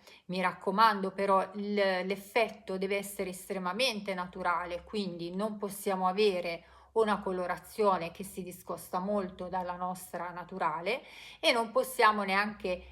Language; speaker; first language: Italian; native; Italian